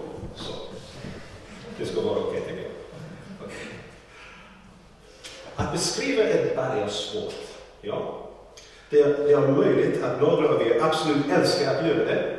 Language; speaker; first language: Swedish; non-native, learner; English